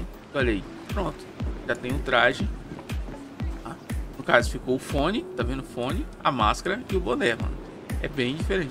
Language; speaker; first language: Portuguese; native; Portuguese